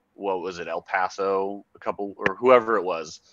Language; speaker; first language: English; native; English